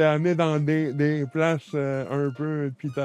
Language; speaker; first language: French; native; French